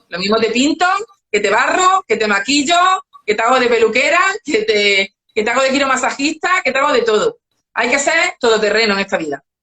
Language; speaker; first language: Spanish; native; Spanish